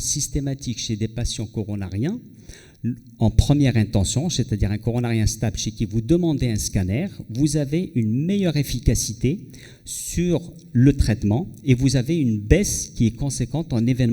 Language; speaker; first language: French; non-native, local second language; Arabic